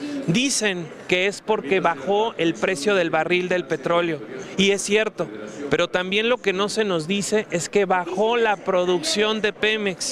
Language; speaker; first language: Spanish; native; Spanish